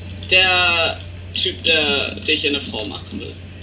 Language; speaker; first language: German; native; German